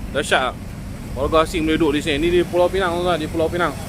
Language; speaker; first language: Malay; native; Malay